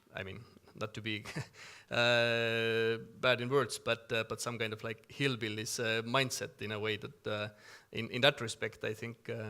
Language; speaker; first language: English; non-native, fluent; Estonian